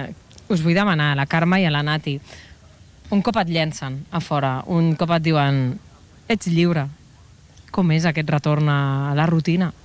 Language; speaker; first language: Catalan; native; Catalan